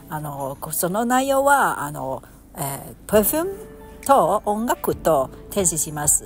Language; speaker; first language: Japanese; non-native, learner; Cantonese